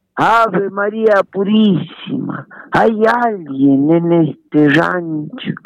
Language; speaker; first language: Spanish; native; Spanish